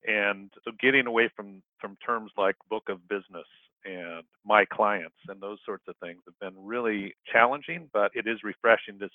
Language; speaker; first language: English; native; English